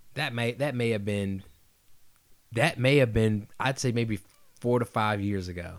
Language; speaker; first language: English; native; English